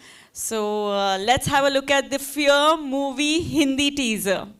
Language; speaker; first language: Telugu; non-native, fluent; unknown